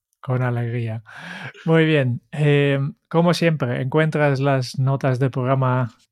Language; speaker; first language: Spanish; non-native, fluent; Dutch